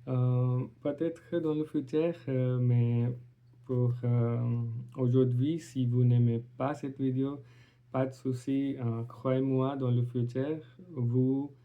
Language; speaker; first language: French; non-native, learner; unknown